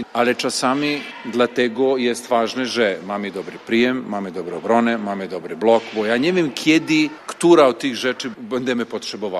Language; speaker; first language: Polish; non-native, fluent; Serbian